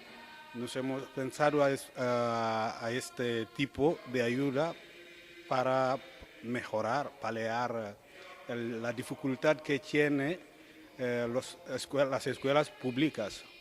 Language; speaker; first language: Spanish; non-native, fluent; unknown